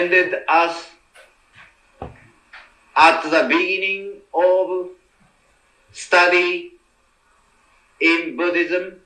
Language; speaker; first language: English; non-native, learner; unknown